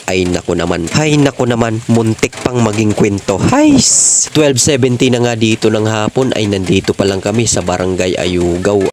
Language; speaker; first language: Filipino; non-native, local second language; Bikol